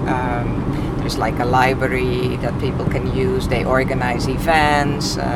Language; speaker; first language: English; non-native, fluent; Dutch